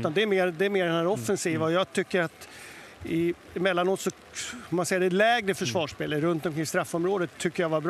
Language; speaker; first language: Swedish; native; Swedish